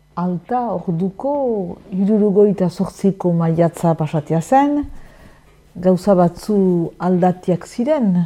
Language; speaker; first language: Basque; native; Basque